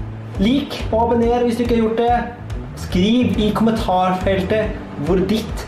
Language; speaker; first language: Norwegian; native; Norwegian